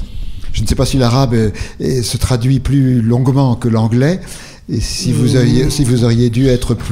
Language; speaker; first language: French; native; French